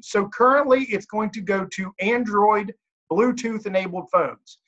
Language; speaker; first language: English; native; English